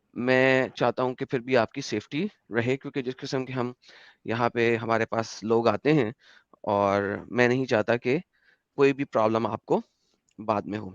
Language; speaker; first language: Hindi; native; Hindi